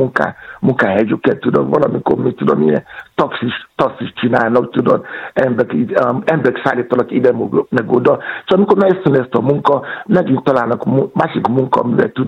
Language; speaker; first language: Hungarian; non-native, fluent; Yoruba